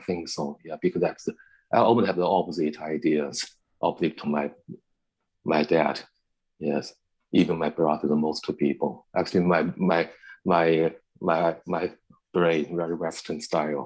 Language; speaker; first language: English; non-native, learner; Chinese